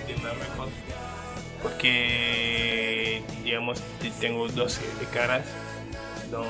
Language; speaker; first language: Spanish; non-native, fluent; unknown